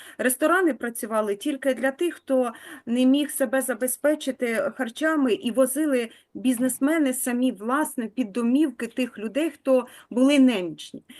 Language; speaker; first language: Ukrainian; native; Ukrainian